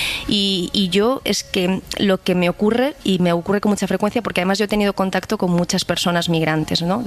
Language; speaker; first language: Spanish; native; Spanish